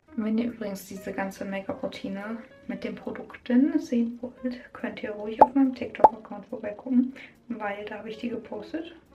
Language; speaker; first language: German; native; German